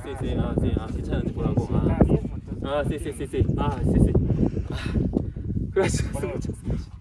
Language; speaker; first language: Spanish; non-native, learner; Korean